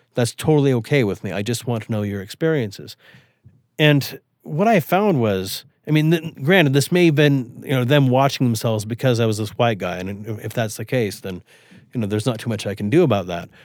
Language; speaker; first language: English; early bilingual, other home language; Swedish